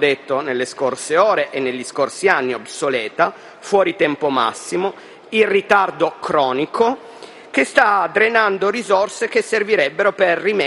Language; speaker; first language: Italian; native; Italian